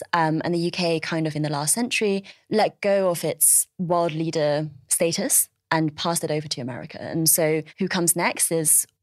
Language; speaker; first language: English; early bilingual, other home language; Chinese